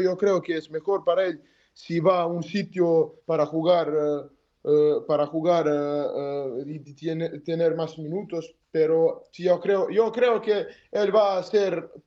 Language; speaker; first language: Spanish; non-native, learner; Serbian